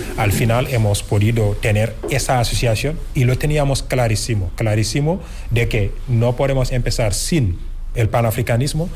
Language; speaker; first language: Spanish; non-native, fluent; Wolof